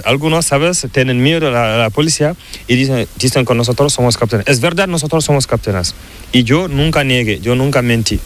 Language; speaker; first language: Spanish; non-native, learner; Fula